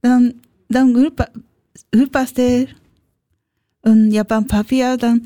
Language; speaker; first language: German; non-native, learner; Japanese